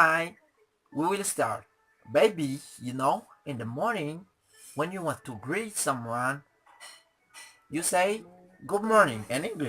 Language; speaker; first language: English; non-native, learner; Haitian Creole